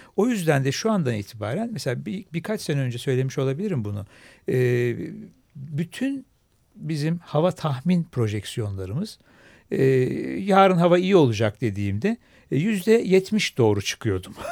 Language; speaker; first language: Turkish; native; Turkish